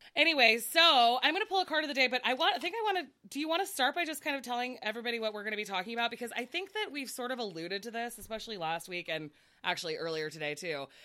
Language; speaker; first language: English; native; English